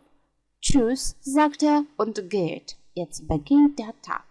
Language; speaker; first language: German; non-native, fluent; Georgian